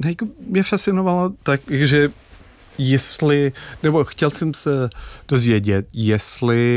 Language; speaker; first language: Czech; non-native, fluent; English